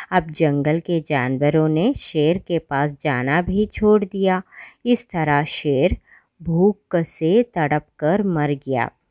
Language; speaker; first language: Hindi; non-native, local second language; Malayalam